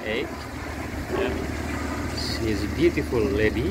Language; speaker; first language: English; non-native, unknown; Indonesian